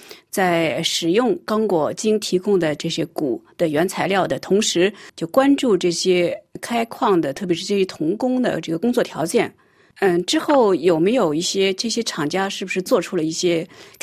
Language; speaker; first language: Chinese; native; Chinese